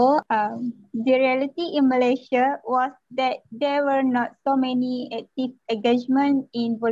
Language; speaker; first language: English; non-native, local second language; Malay